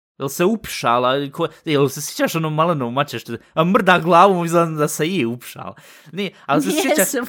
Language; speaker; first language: Bosnian; native; Bosnian